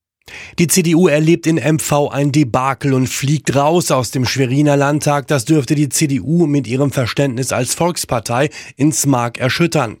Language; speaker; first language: German; native; German